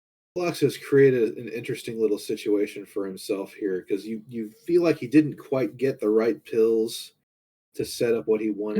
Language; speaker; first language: English; native; English